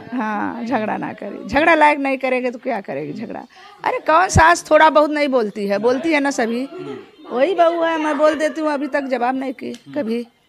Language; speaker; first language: Hindi; native; Hindi